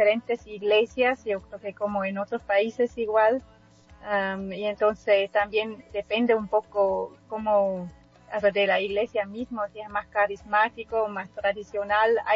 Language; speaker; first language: Spanish; non-native, fluent; Swiss German